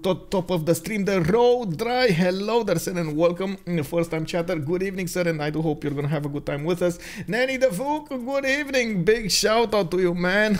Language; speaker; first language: English; non-native, fluent; Romanian